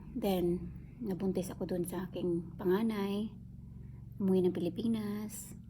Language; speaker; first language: Filipino; non-native, local second language; Cebuano